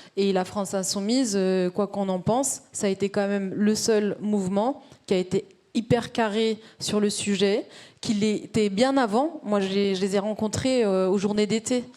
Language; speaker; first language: French; early bilingual, other home language; Arabic